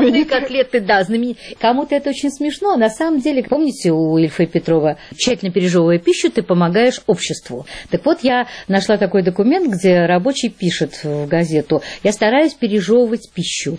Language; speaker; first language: Russian; native; Russian